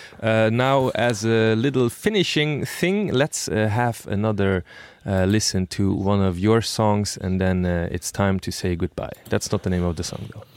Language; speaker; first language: English; non-native, fluent; Luxembourgish